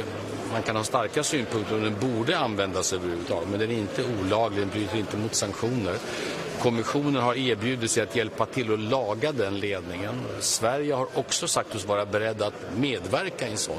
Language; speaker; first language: Swedish; native; Swedish